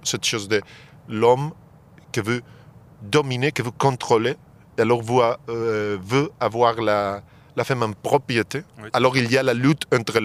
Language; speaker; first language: French; non-native, fluent; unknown